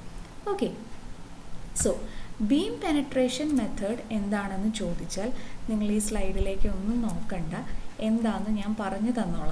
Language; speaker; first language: Malayalam; native; Malayalam